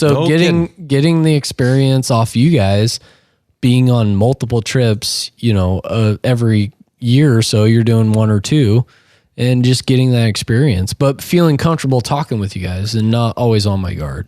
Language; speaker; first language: English; native; English